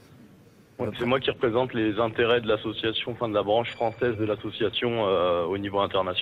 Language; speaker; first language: French; native; French